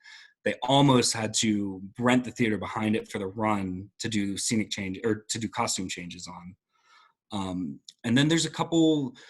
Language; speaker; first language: English; native; English